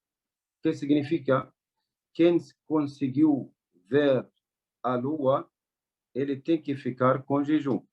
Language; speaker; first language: Portuguese; non-native, learner; Arabic